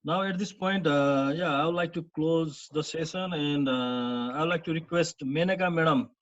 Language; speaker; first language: English; non-native, local second language; Nepali